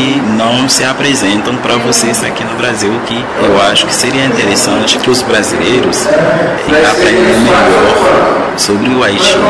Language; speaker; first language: Portuguese; non-native, fluent; Haitian Creole